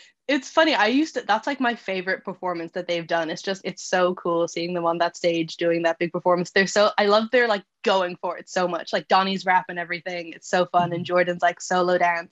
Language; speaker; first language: English; native; English